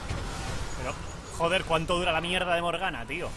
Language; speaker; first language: Spanish; native; Spanish